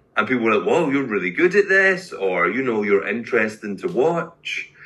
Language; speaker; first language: English; native; English